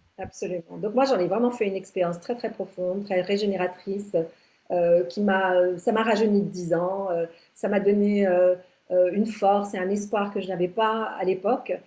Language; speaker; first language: French; early bilingual, other home language; English